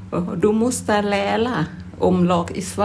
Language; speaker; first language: Swedish; non-native, learner; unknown